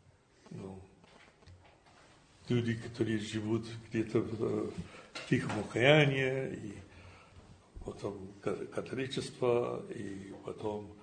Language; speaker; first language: Russian; non-native, fluent; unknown